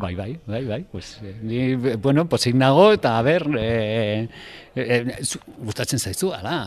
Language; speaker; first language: Basque; non-native, local second language; Spanish